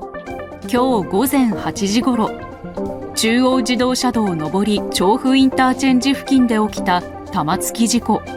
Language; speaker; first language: Japanese; native; Japanese